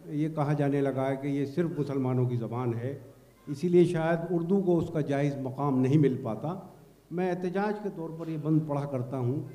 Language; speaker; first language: Urdu; native; Urdu